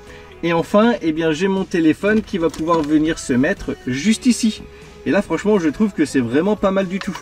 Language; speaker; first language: French; native; French